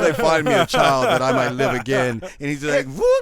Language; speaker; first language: English; native; English